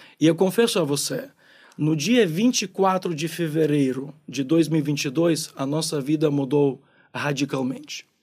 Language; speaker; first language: Portuguese; non-native, fluent; Ukrainian